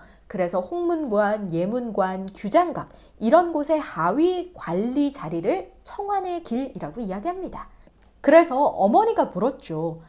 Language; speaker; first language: Korean; native; Korean